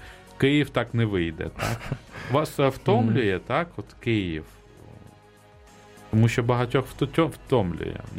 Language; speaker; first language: Ukrainian; native; Ukrainian